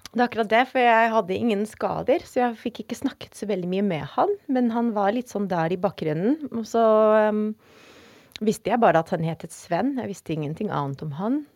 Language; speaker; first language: Norwegian; non-native, fluent; Dutch